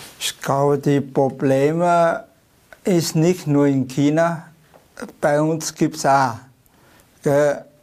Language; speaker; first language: German; non-native, fluent; Chinese